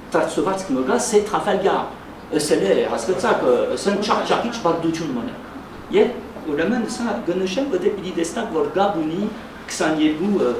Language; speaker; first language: Armenian; early bilingual, heritage; Armenian